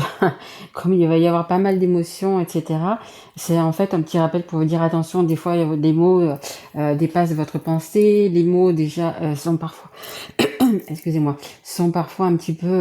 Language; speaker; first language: French; native; French